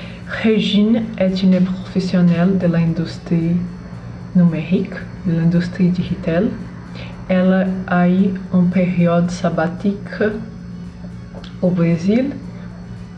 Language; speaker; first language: French; non-native, learner; Portuguese